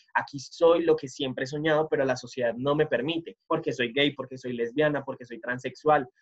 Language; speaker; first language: Spanish; native; Spanish